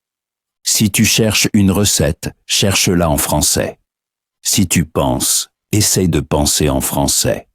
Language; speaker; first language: French; non-native, fluent; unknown